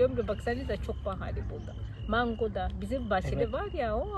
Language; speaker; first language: Turkish; non-native, fluent; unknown